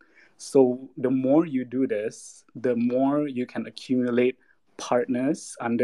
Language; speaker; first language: English; non-native, local second language; Malay